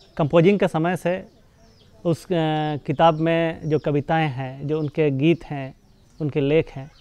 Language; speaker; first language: Hindi; non-native, local second language; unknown